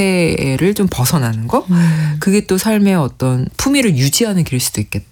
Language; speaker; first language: Korean; native; Korean